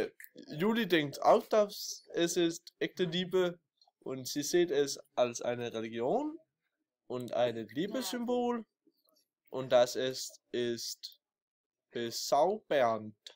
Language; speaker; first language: German; non-native, learner; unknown